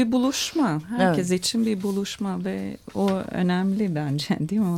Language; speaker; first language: Turkish; non-native, fluent; Swedish